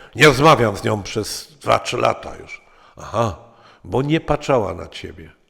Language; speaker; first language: Polish; native; Polish